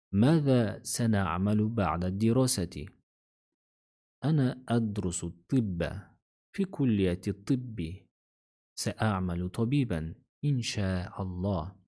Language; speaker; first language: Arabic; non-native, fluent; Kazakh